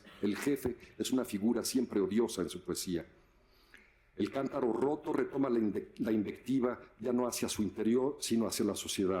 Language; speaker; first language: Spanish; native; Spanish